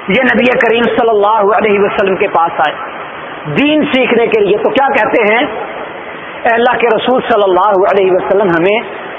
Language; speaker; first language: Urdu; native; Urdu